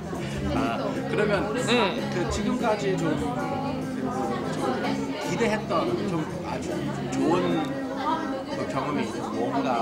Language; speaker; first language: Korean; non-native, learner; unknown